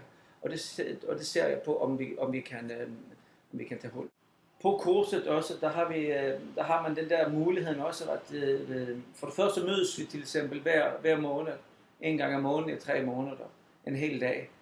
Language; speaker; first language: Danish; non-native, fluent; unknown